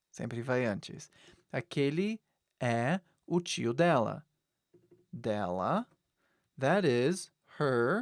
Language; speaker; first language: Portuguese; non-native, fluent; English